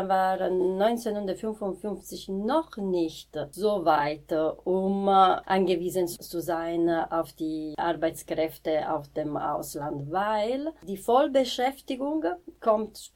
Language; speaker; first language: German; non-native, fluent; Italian